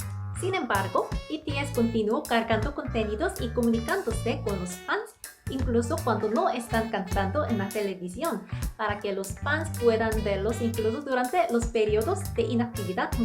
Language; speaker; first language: Spanish; non-native, fluent; Korean